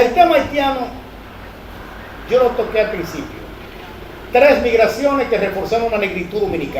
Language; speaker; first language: Spanish; native; Spanish